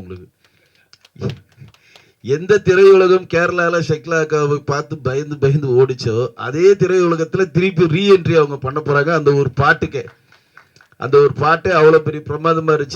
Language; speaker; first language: Tamil; native; Tamil